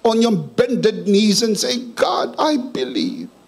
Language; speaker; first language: English; non-native, local second language; Filipino